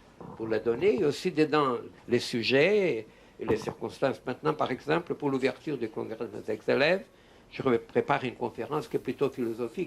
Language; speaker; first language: French; non-native, fluent; Portuguese